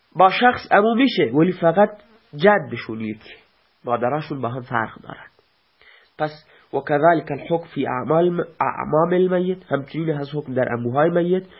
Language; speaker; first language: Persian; non-native, local second language; Baluchi